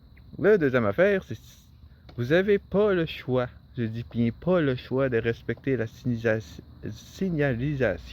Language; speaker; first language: French; native; French